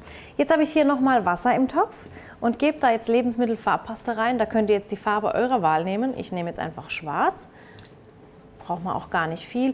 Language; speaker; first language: German; native; German